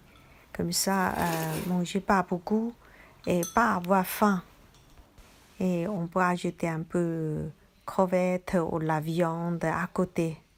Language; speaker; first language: French; non-native, learner; Chinese